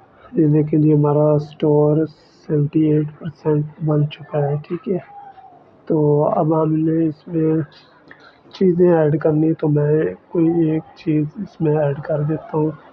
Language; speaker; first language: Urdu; non-native, local second language; Punjabi